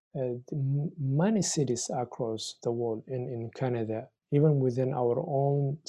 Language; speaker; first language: English; non-native, fluent; Somali